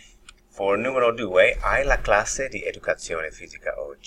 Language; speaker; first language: Italian; non-native, fluent; English